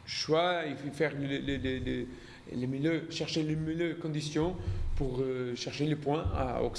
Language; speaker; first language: French; non-native, learner; Portuguese